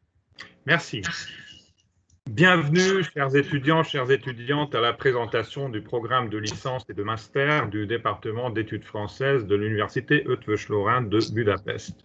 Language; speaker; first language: French; non-native, fluent; Hungarian